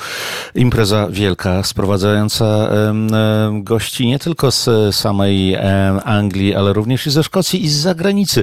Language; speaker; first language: Polish; native; Polish